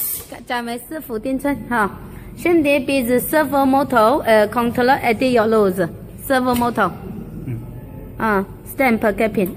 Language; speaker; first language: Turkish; non-native, learner; Chinese